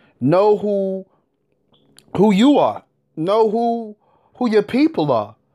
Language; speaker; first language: English; native; English